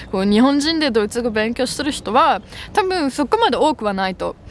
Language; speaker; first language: Japanese; non-native, fluent; German